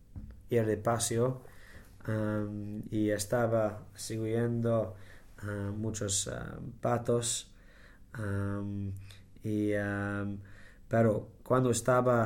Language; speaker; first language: Spanish; non-native, learner; English